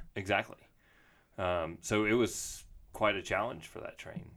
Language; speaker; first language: English; native; English